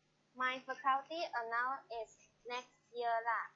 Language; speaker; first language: English; non-native, learner; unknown